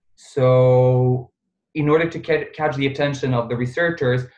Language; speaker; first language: English; non-native, fluent; Bosnian